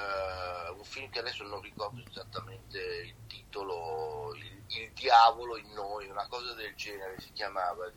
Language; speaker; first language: Italian; native; Italian